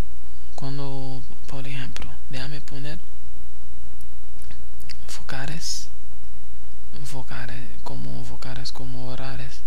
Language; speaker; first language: Spanish; non-native, fluent; Haitian Creole